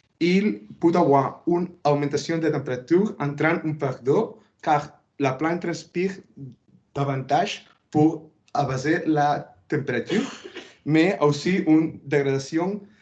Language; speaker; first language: French; non-native, fluent; Spanish